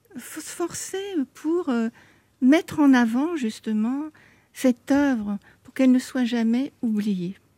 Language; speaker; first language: French; native; French